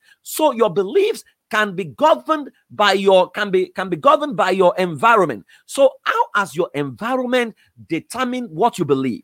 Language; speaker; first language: English; non-native, local second language; Yoruba